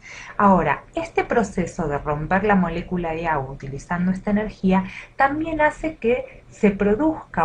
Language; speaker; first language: Spanish; native; Spanish